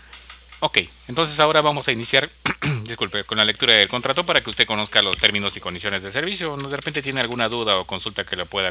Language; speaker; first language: Spanish; native; Spanish